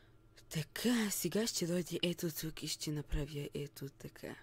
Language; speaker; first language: Bulgarian; native; Bulgarian